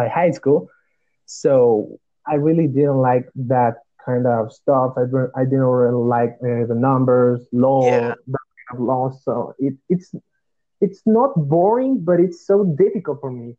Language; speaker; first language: English; non-native, learner; Spanish